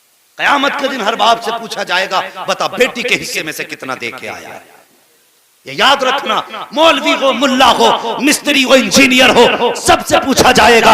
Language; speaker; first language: Hindi; native; Hindi